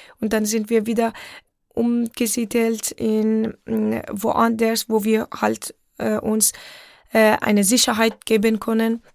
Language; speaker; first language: German; non-native, fluent; Persian